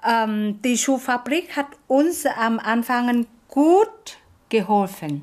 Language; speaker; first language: German; non-native, learner; Vietnamese